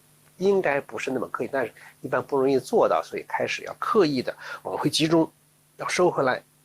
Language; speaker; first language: Chinese; native; Chinese